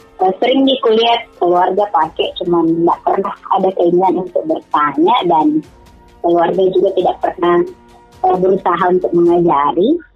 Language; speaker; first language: Indonesian; native; Indonesian